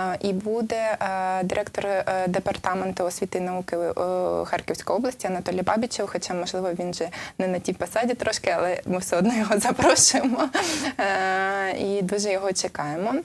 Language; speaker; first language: Ukrainian; native; Ukrainian